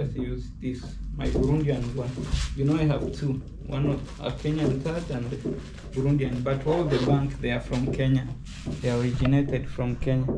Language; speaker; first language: English; non-native, fluent; Rundi